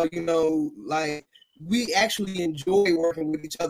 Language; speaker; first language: English; native; English